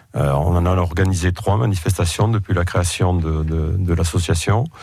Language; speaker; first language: French; native; French